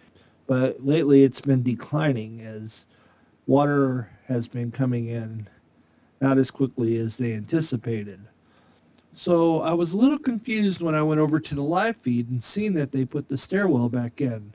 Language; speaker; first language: English; native; English